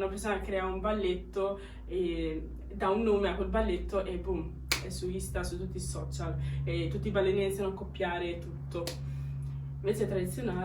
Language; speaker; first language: Italian; early bilingual, other home language; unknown